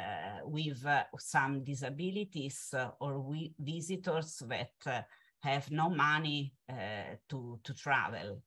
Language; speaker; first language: English; non-native, fluent; Italian